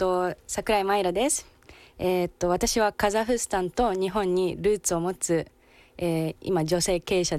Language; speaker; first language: Japanese; early bilingual, heritage; Japanese